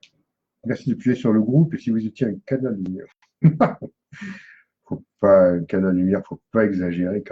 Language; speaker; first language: French; native; French